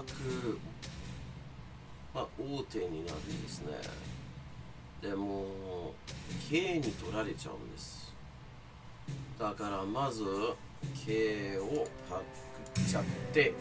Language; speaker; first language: Japanese; non-native, fluent; English